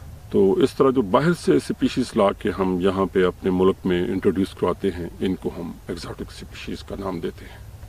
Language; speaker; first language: Urdu; native; Urdu